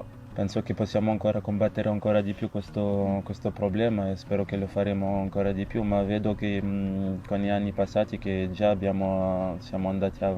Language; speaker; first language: Italian; non-native, fluent; French